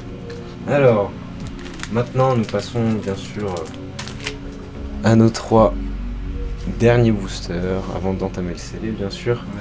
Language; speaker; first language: French; native; French